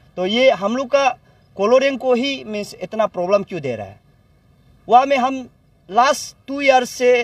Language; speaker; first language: Hindi; non-native, local second language; Nyishi